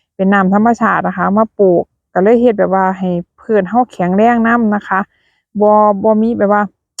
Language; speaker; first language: Thai; native; Thai